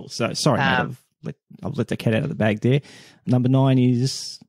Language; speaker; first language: English; native; English